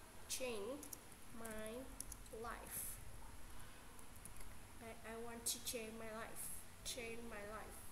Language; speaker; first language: English; non-native, learner; Vietnamese